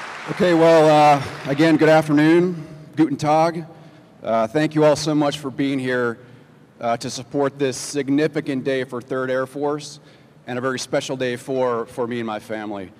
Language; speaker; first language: English; native; English